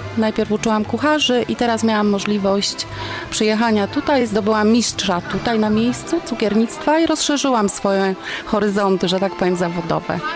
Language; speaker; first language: Polish; native; Polish